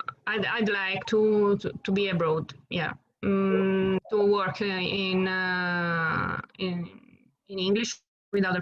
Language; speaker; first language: English; non-native, learner; Italian